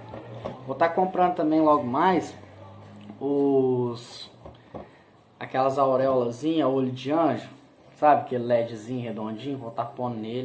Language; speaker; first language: Portuguese; native; Portuguese